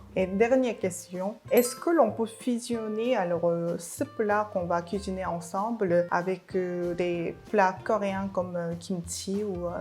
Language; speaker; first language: French; non-native, fluent; Korean